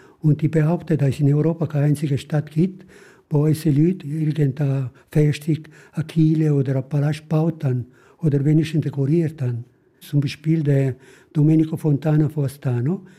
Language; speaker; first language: German; non-native, local second language; Italian